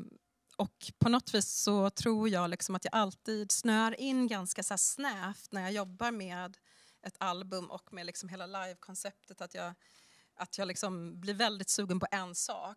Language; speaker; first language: Swedish; native; Swedish